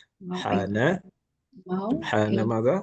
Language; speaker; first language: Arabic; non-native, fluent; Malay